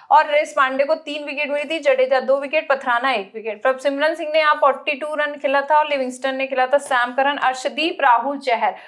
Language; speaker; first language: Hindi; native; Hindi